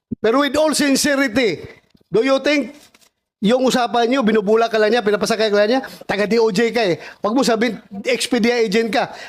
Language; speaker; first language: Filipino; native; Filipino